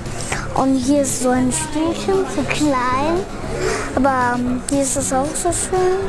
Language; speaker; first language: German; early bilingual, other home language; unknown